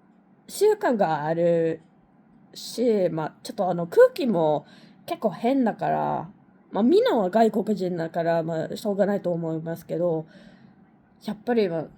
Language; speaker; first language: Japanese; non-native, learner; English